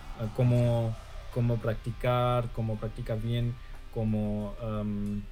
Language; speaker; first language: Spanish; early bilingual, heritage; German